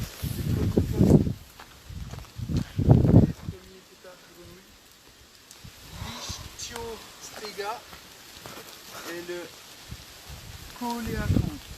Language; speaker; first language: French; native; French